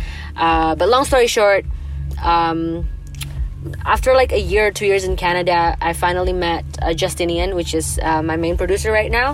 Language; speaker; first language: English; non-native, fluent; Indonesian